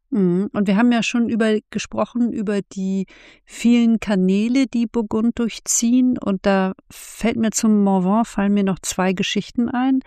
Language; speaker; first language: German; native; German